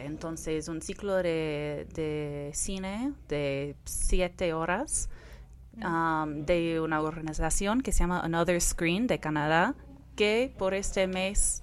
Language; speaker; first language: Spanish; non-native, fluent; English